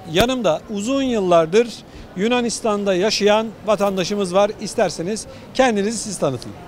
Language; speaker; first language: Turkish; native; Turkish